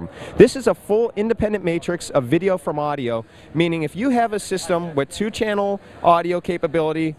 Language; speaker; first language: English; native; English